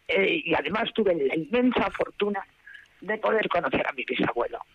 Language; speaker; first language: Spanish; native; Spanish